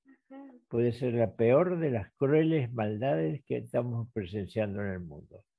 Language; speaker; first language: Spanish; native; Spanish